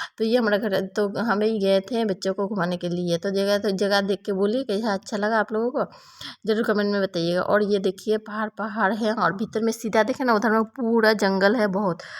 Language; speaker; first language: Hindi; non-native, local second language; Bangla